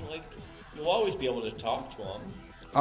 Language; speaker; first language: English; native; English